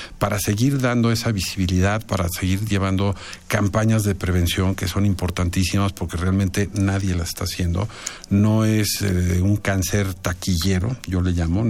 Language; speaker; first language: Spanish; native; Spanish